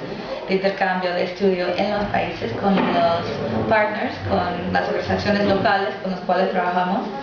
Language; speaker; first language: Spanish; non-native, fluent; English